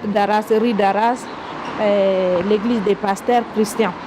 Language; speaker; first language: French; non-native, local second language; Mandingo